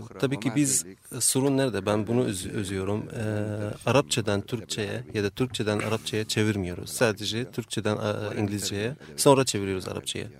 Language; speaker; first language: Turkish; non-native, fluent; Arabic